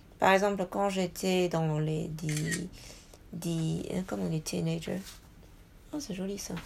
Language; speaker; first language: French; non-native, fluent; Japanese